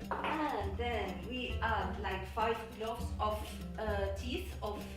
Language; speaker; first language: English; non-native, learner; Arabic